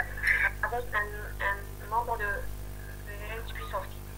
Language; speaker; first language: French; non-native, learner; Arabic